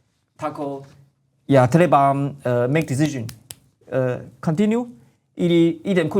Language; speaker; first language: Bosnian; non-native, learner; Chinese